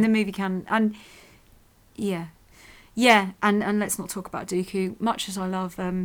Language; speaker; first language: English; native; English